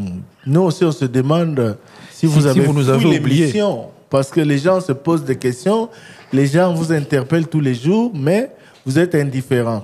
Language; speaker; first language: French; non-native, local second language; Lingala